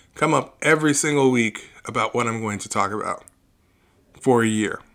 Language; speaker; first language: English; native; English